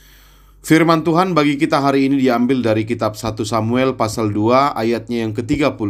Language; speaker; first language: Indonesian; native; Indonesian